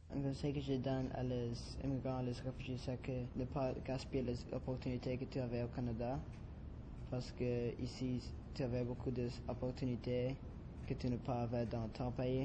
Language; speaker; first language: French; non-native, learner; Spanish